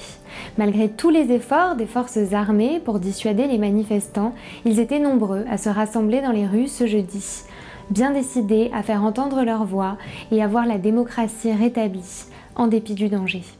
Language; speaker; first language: French; native; French